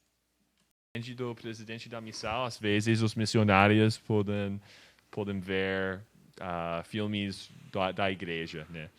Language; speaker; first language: Portuguese; non-native, learner; English